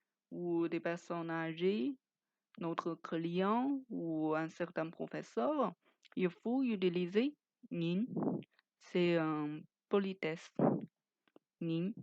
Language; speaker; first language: French; non-native, fluent; Chinese